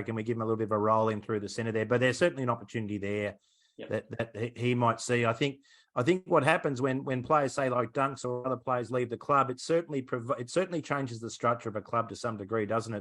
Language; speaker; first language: English; native; English